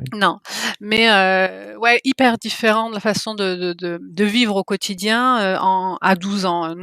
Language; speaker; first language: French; early bilingual, other home language; Italian